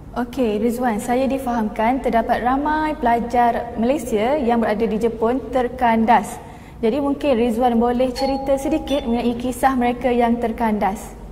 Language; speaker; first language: Malay; native; Malay